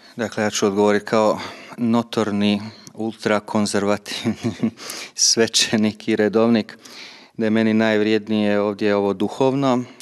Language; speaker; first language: Croatian; native; Croatian